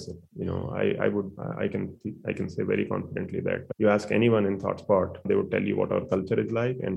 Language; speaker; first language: English; non-native, local second language; Hindi